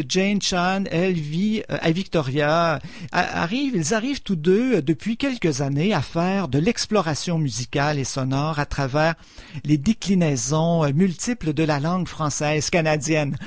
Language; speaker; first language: French; native; French